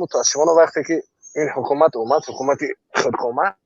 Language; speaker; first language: Persian; native; Persian